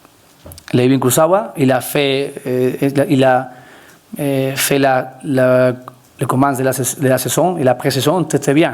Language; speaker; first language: French; non-native, learner; Spanish